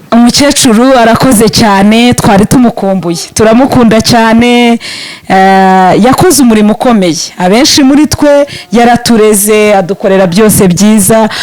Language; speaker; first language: Kinyarwanda; native; Kinyarwanda